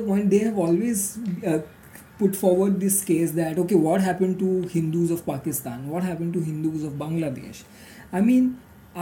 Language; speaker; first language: English; non-native, local second language; Marathi